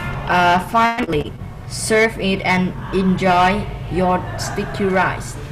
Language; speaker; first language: English; non-native, learner; Vietnamese